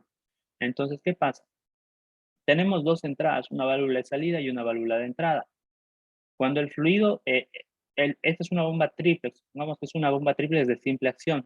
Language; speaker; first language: Spanish; native; Spanish